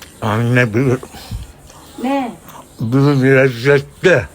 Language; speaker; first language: Turkish; native; Turkish